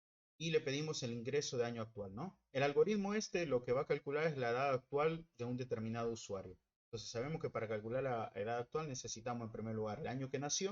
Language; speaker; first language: Spanish; native; Spanish